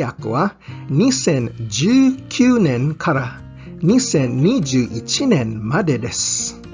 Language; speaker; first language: Japanese; non-native, fluent; Filipino